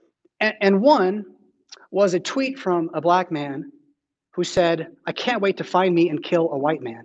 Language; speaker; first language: English; native; English